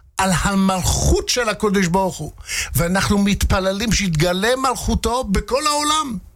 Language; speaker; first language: Hebrew; non-native, fluent; English